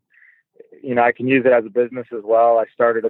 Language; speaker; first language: English; native; English